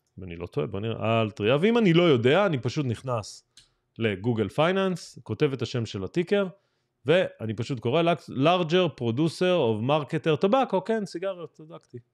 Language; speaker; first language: Hebrew; native; Hebrew